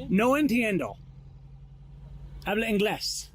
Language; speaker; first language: Spanish; non-native, learner; English